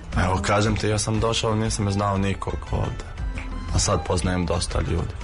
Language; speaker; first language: Serbian; non-native, fluent; Arabic